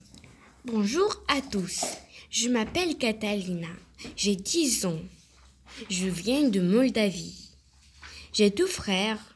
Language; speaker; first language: French; early bilingual, other home language; Romanian